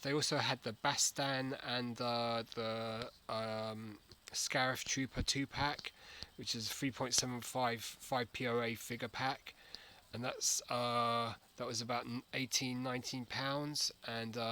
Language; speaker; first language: English; native; English